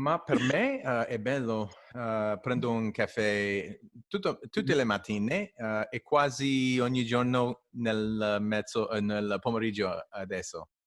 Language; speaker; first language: Italian; non-native, learner; English